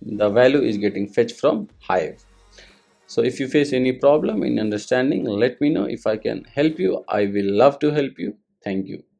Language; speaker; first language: English; non-native, local second language; Hindi